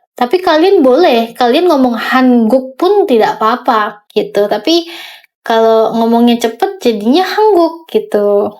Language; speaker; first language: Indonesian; native; Indonesian